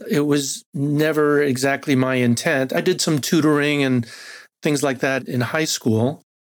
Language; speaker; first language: English; non-native, fluent; Spanish